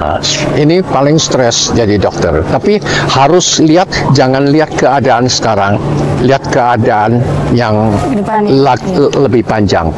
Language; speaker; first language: Indonesian; non-native, learner; Cantonese